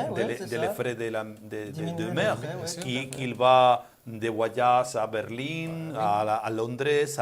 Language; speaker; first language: French; non-native, learner; Spanish